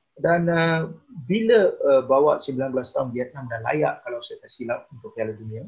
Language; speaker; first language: Malay; non-native, local second language; Tamil